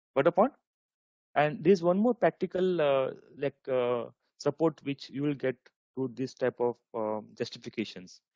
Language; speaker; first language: English; non-native, local second language; Marathi